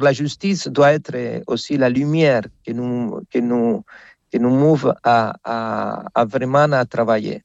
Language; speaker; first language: French; non-native, fluent; Spanish